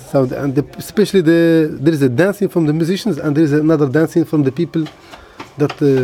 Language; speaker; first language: English; non-native, learner; Arabic